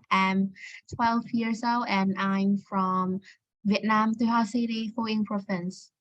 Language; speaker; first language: English; non-native, learner; Vietnamese